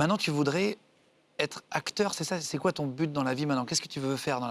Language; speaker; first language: French; native; French